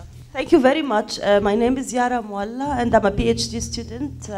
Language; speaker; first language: English; non-native, fluent; Arabic